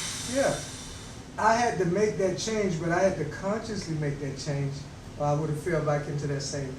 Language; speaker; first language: English; native; English